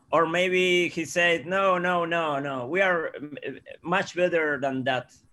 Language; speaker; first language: English; non-native, learner; Spanish